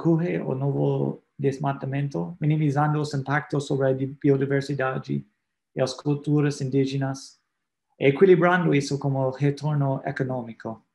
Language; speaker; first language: Portuguese; non-native, fluent; English